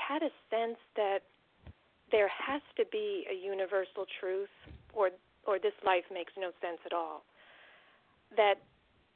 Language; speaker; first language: English; native; English